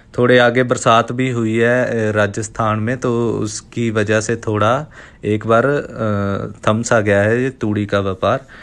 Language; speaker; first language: Hindi; non-native, local second language; Punjabi